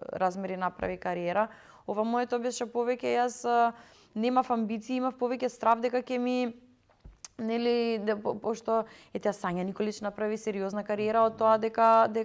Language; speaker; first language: Macedonian; native; Macedonian